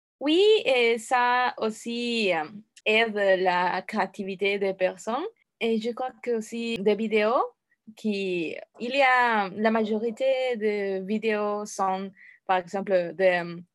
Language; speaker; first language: French; non-native, learner; Spanish